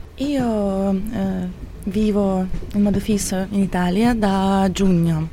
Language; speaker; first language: Italian; non-native, fluent; Russian